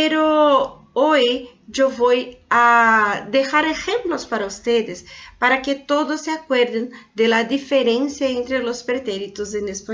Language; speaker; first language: Spanish; non-native, fluent; Portuguese